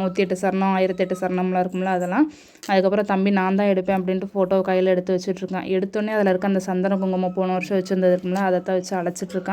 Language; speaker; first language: Tamil; native; Tamil